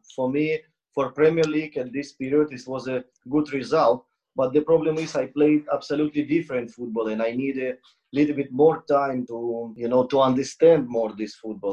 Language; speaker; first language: English; non-native, learner; Ukrainian